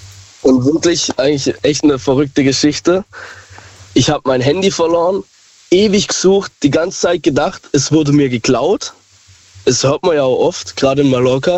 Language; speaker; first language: German; native; German